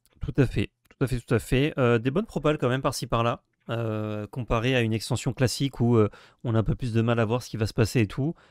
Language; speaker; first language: French; native; French